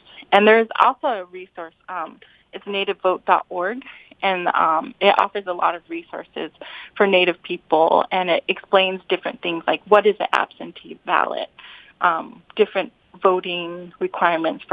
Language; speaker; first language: English; native; English